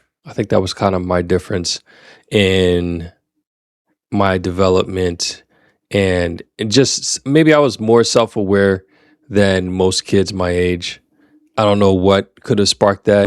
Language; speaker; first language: English; native; English